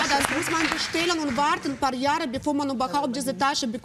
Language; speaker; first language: German; non-native, fluent; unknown